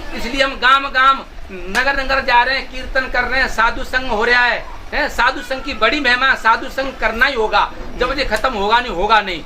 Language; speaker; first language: Hindi; native; Hindi